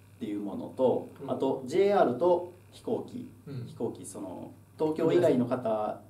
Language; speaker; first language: Japanese; native; Japanese